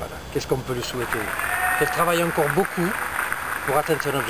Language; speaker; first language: French; native; French